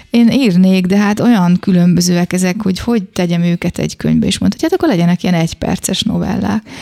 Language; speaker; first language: Hungarian; native; Hungarian